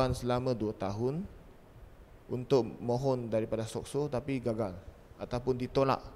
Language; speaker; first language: Malay; native; Malay